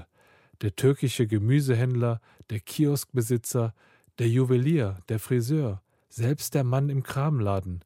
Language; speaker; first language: German; early bilingual, other home language; Korean